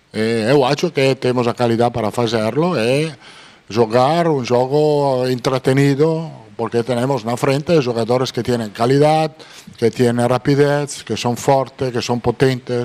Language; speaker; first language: Portuguese; non-native, fluent; Italian